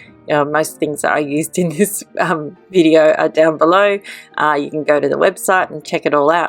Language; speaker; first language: English; native; English